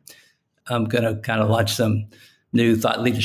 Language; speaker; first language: English; native; English